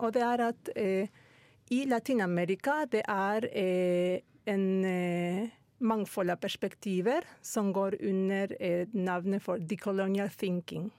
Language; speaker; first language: Norwegian; non-native, fluent; Spanish